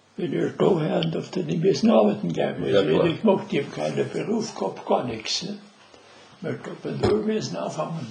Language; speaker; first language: German; native; German